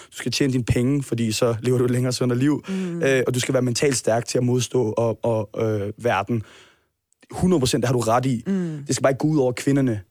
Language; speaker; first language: Danish; native; Danish